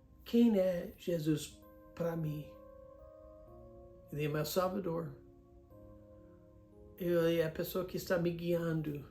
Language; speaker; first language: Portuguese; non-native, fluent; English